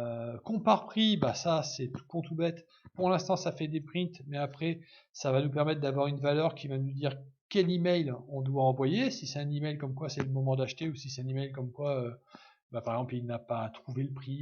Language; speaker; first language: French; native; French